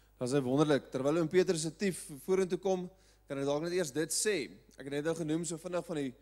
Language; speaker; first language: Afrikaans; native; Afrikaans